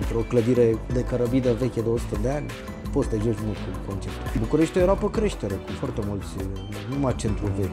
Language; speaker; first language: Romanian; native; Romanian